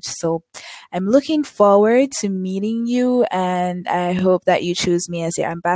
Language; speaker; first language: English; native; English